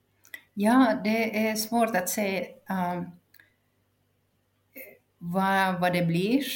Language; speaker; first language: Swedish; non-native, local second language; Finnish